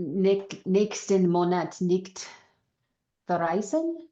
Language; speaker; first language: German; non-native, learner; English